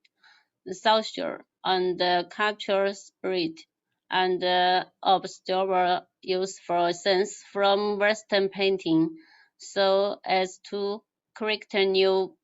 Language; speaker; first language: English; non-native, learner; Chinese